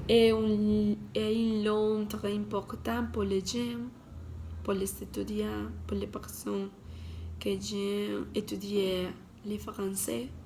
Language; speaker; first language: French; non-native, learner; Spanish